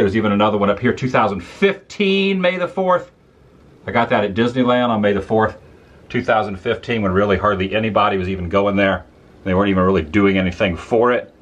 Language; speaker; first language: English; native; English